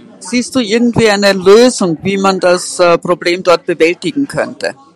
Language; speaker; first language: German; native; German